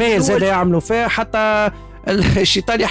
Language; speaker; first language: Arabic; native; Arabic